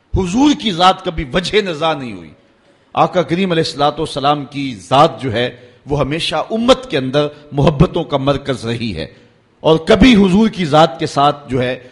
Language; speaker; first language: Urdu; native; Urdu